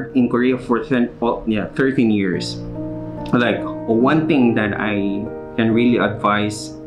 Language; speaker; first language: English; non-native, local second language; Filipino